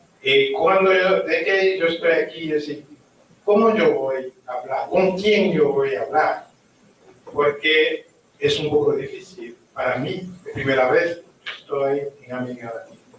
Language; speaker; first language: Spanish; non-native, learner; Haitian Creole